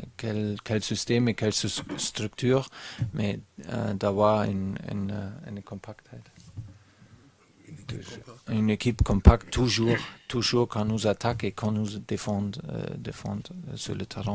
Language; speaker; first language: French; non-native, learner; German